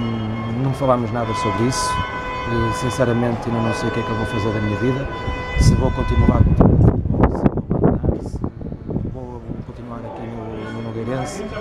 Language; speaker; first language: Portuguese; native; Portuguese